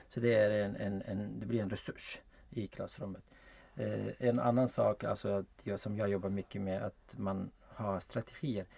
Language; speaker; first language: Swedish; non-native, fluent; Arabic